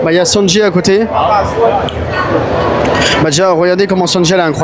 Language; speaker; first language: French; native; French